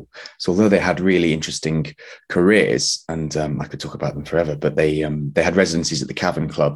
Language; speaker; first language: English; native; English